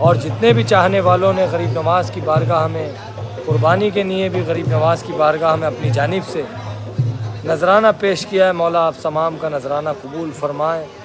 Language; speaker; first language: Urdu; native; Urdu